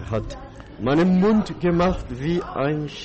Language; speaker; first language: German; non-native, fluent; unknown